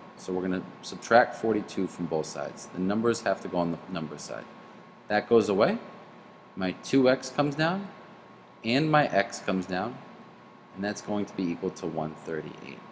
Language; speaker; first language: English; native; English